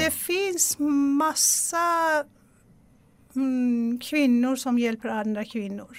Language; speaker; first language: Swedish; non-native, fluent; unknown